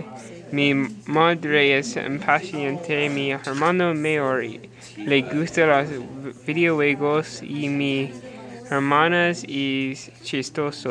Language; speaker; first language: Spanish; non-native, learner; English